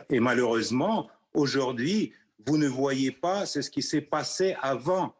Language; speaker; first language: French; non-native, fluent; Russian